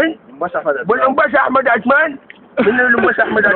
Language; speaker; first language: Arabic; native; Arabic